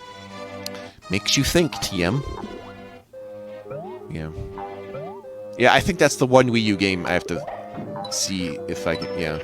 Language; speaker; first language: English; native; English